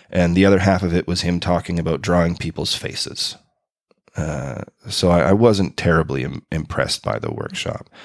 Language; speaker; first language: English; native; English